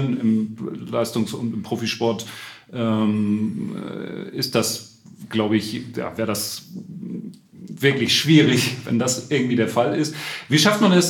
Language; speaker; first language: German; native; German